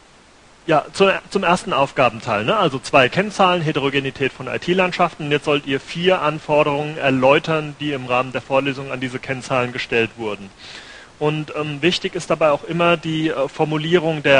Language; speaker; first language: German; native; German